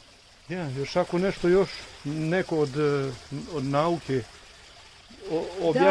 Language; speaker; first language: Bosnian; early bilingual, heritage; Bosnian